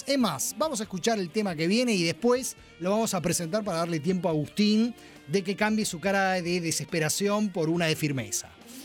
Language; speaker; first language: Spanish; native; Spanish